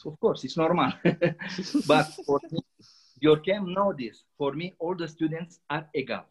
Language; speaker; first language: English; non-native, learner; Romanian